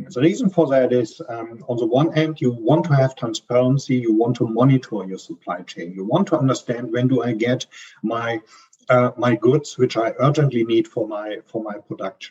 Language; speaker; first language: English; non-native, fluent; German